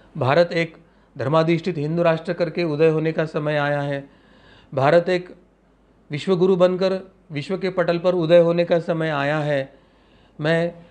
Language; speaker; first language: Hindi; non-native, local second language; Marathi